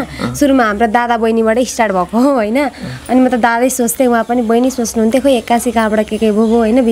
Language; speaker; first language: Nepali; native; Nepali